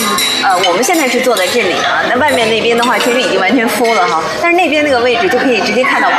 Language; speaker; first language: Chinese; native; Chinese